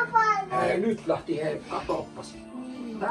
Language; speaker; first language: Finnish; native; Finnish